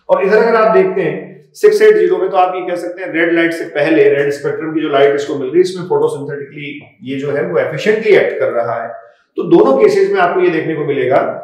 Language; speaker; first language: Hindi; native; Hindi